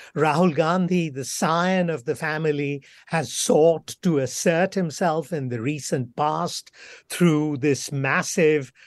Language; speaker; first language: English; non-native, local second language; Bangla